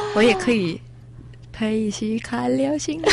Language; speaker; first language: Chinese; non-native, learner; Thai